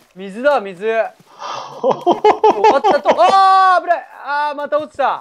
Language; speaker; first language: Japanese; native; Japanese